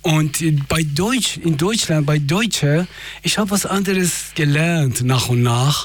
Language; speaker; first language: German; non-native, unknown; Persian